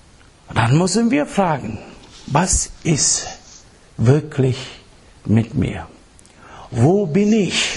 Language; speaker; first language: German; non-native, fluent; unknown